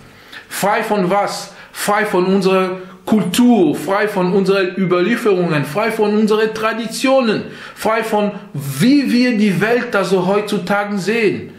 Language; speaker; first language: German; non-native, fluent; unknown